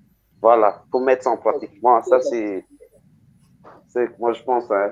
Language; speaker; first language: French; non-native, local second language; Fang